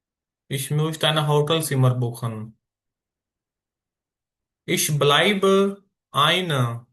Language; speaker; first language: German; non-native, fluent; Urdu